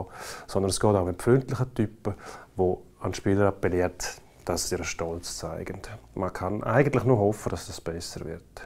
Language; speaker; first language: German; native; German